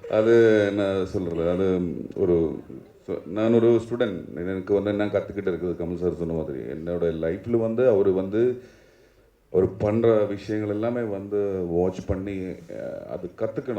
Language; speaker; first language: Tamil; non-native, learner; Malayalam